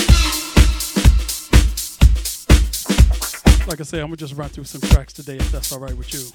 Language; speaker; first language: English; native; English